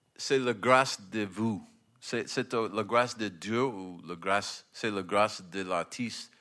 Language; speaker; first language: French; non-native, learner; English